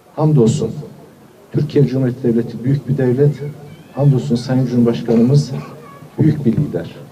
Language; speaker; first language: Turkish; native; Turkish